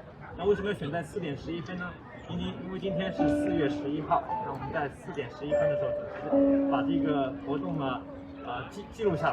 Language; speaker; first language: Chinese; native; Chinese